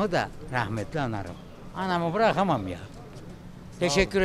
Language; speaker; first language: Turkish; native; Turkish